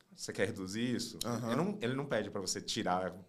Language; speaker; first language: Portuguese; non-native, fluent; Chinese